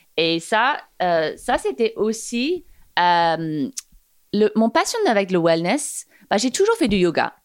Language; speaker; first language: French; non-native, fluent; English